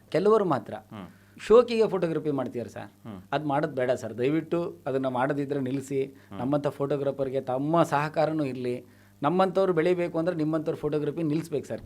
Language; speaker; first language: Kannada; non-native, local second language; Telugu